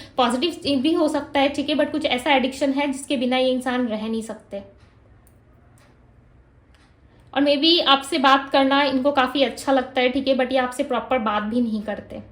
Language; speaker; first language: Hindi; native; Hindi